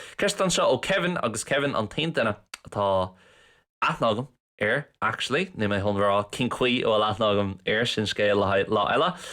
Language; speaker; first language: Irish; non-native, local second language; English